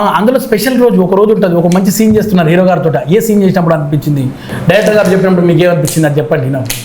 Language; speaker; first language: Telugu; native; Telugu